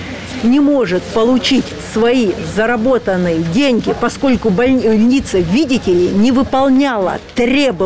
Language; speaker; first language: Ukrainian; non-native, local second language; Russian